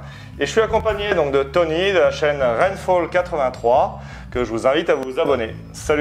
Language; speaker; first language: French; native; French